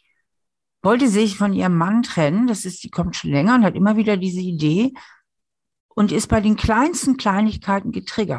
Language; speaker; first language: German; native; German